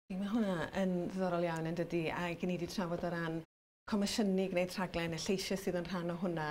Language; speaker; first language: Welsh; native; Welsh